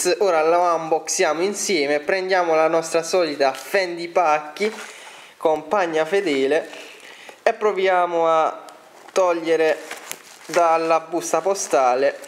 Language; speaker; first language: Italian; native; Italian